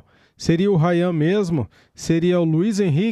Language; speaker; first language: Portuguese; native; Portuguese